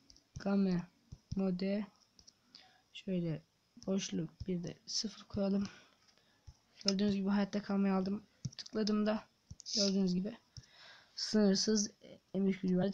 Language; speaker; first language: Turkish; native; Turkish